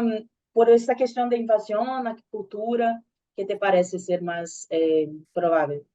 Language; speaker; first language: Spanish; non-native, learner; Portuguese